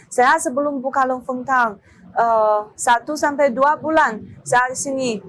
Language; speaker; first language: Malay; non-native, learner; Chinese